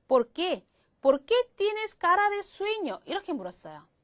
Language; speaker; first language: Spanish; non-native, fluent; Korean